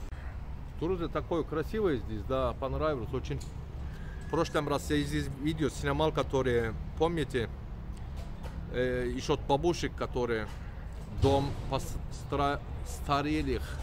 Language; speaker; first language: Russian; non-native, learner; Turkish